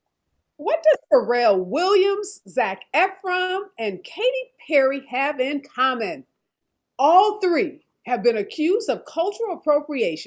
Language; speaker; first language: English; native; English